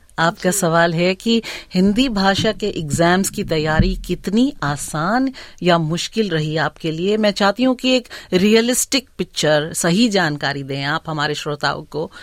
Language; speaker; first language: Hindi; native; Hindi